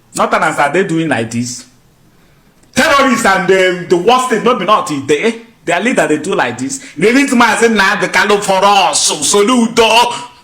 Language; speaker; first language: Nigerian Pidgin; non-native, local second language; Igbo